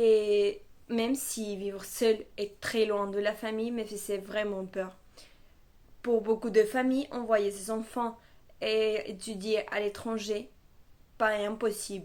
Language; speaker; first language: French; non-native, fluent; Spanish